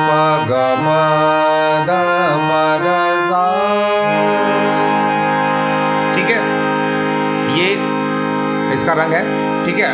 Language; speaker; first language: Hindi; native; Hindi